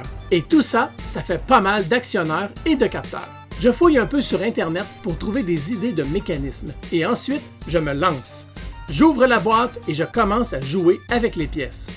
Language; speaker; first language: French; native; French